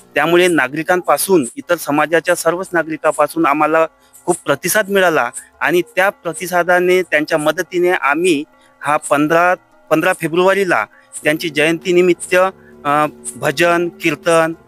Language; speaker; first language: Marathi; non-native, local second language; Lambadi